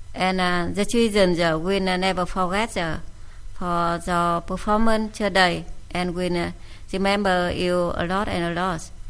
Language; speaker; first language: English; non-native, fluent; Vietnamese